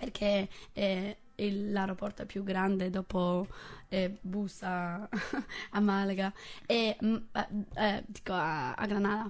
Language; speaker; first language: Italian; non-native, fluent; English